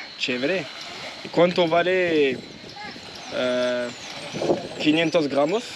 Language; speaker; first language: Spanish; non-native, learner; French